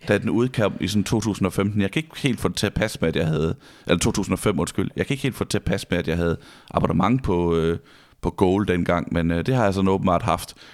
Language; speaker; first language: Danish; native; Danish